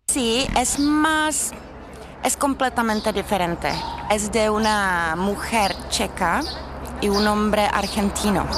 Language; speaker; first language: Spanish; non-native, learner; Czech